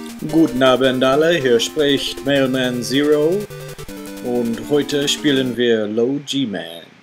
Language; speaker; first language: German; non-native, learner; English